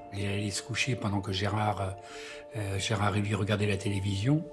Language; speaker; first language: French; native; French